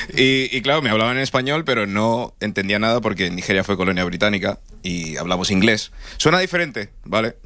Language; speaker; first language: Spanish; early bilingual, other home language; English